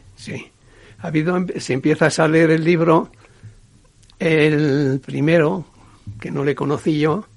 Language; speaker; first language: Spanish; native; Spanish